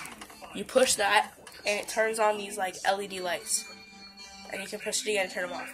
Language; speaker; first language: English; native; English